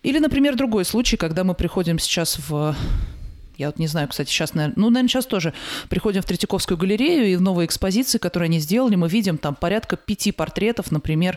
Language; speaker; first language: Russian; native; Russian